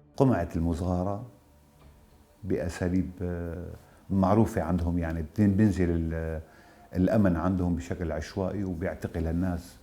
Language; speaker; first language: Arabic; non-native, local second language; Kurdish